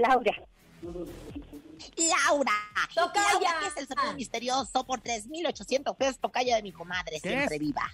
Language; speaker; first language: Spanish; native; Spanish